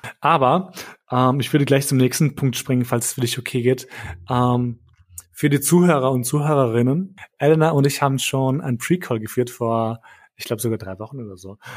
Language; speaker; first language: German; early bilingual, other home language; Albanian